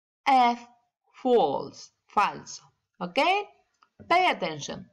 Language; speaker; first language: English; non-native, learner; Spanish